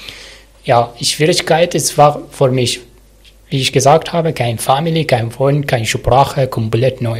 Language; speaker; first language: German; non-native, learner; Arabic